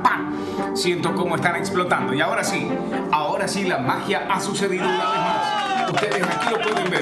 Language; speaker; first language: Spanish; native; Spanish